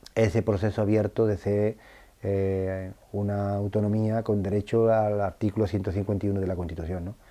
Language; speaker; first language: Spanish; native; Spanish